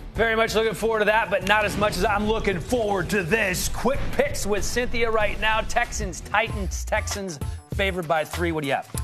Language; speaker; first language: English; native; English